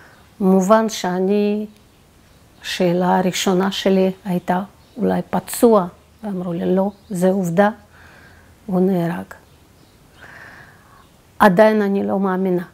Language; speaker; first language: Hebrew; non-native, fluent; Russian